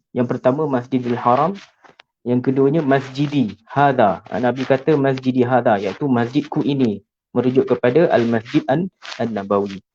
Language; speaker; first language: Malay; native; Malay